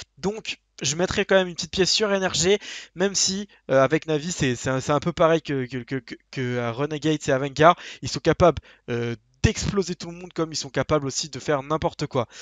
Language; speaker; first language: French; native; French